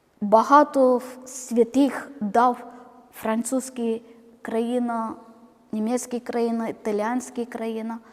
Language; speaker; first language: Ukrainian; non-native, learner; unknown